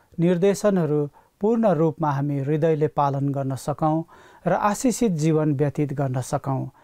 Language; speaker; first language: Nepali; native; Nepali